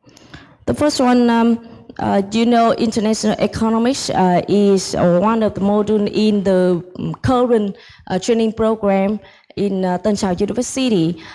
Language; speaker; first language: English; non-native, fluent; Vietnamese